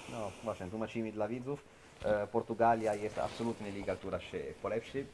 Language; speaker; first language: Polish; non-native, fluent; Italian